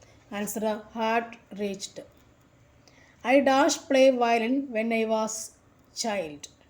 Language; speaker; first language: English; non-native, local second language; Malayalam